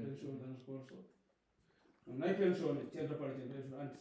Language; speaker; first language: Italian; non-native, learner; Punjabi